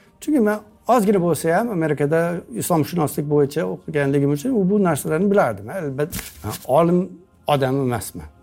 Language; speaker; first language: Uzbek; non-native, fluent; English